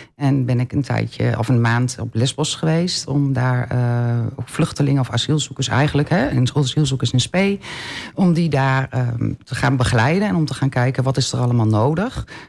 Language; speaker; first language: Dutch; native; Dutch